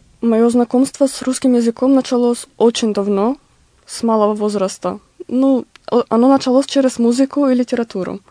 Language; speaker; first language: Russian; non-native, learner; Mongolian